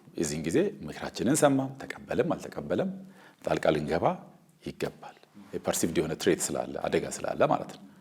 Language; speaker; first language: Amharic; native; Amharic